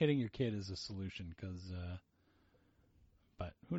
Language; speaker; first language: English; early bilingual, other home language; Portuguese